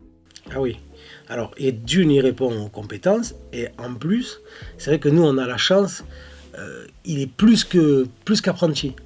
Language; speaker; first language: French; native; French